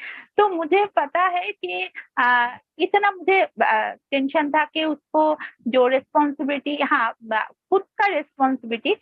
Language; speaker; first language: Hindi; non-native, local second language; Bangla